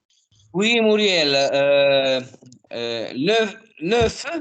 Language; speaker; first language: French; non-native, learner; Italian